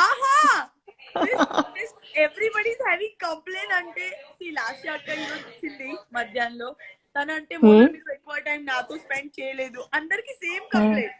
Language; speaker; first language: Telugu; non-native, local second language; Gujarati